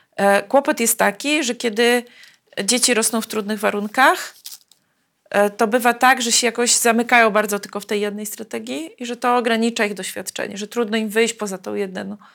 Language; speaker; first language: Polish; native; Polish